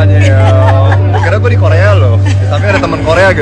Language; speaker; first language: Indonesian; native; Indonesian